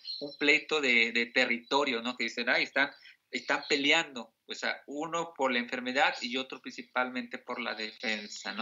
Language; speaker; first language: Spanish; native; Spanish